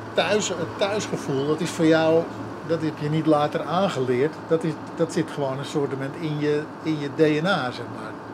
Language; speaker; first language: Dutch; native; Dutch